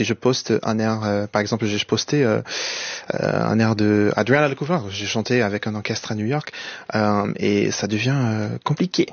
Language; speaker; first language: French; non-native, fluent; English